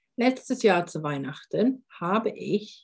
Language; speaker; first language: German; non-native, fluent; English